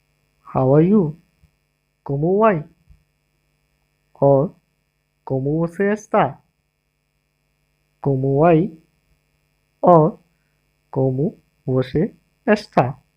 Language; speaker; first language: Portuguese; non-native, learner; English